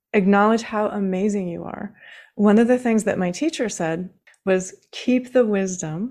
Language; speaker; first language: English; native; English